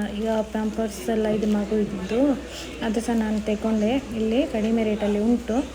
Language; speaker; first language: Kannada; non-native, local second language; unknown